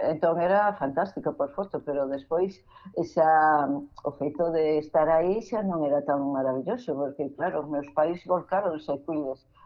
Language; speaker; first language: Galician; non-native, local second language; Spanish